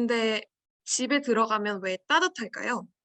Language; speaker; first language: Korean; native; Korean